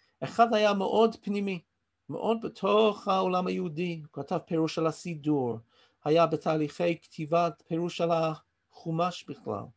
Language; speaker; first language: Hebrew; non-native, fluent; English